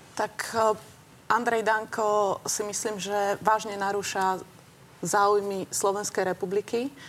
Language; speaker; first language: Slovak; native; Slovak